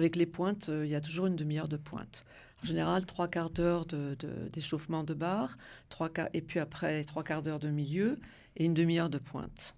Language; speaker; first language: French; native; French